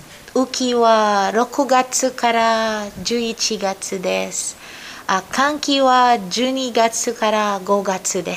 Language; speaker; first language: Japanese; non-native, learner; Filipino